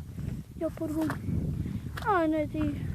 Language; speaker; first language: Latvian; non-native, local second language; Russian